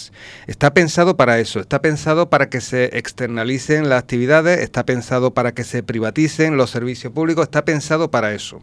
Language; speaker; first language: Spanish; native; Spanish